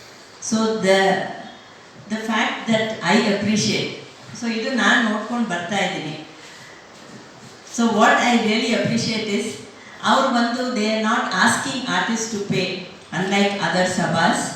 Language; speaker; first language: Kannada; non-native, local second language; Telugu